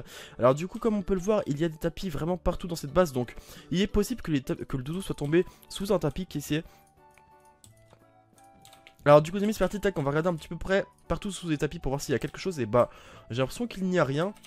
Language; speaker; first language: French; native; French